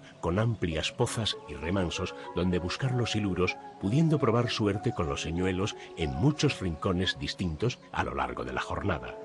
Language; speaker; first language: Spanish; native; Spanish